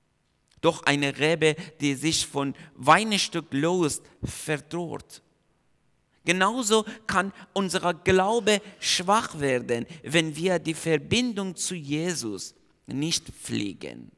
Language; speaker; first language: German; non-native, fluent; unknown